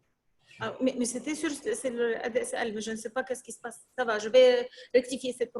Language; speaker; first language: French; non-native, fluent; Arabic